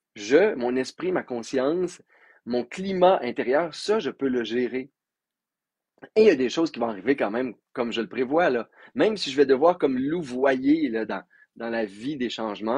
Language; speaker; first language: French; native; French